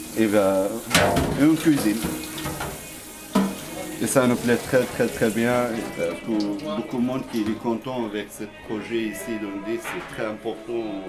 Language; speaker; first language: French; non-native, learner; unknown